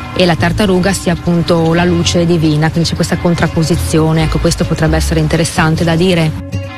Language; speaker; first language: Italian; native; Italian